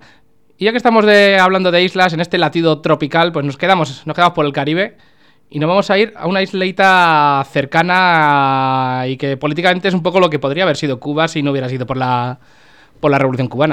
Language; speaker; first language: Spanish; native; Spanish